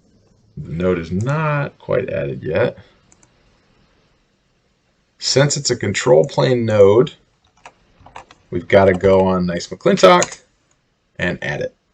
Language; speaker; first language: English; native; English